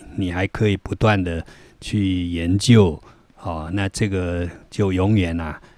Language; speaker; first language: Chinese; non-native, local second language; Min Nan Chinese